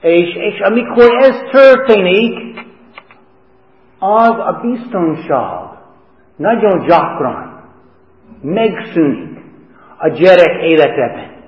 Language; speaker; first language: Hungarian; non-native, fluent; English